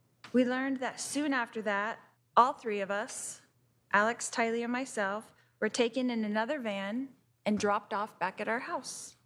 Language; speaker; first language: English; native; English